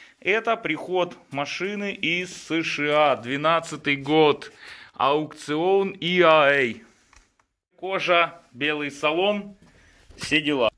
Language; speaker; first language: Russian; native; Russian